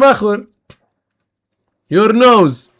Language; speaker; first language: English; non-native, learner; Arabic